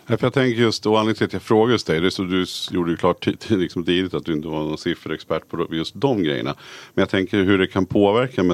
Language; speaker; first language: Swedish; native; Swedish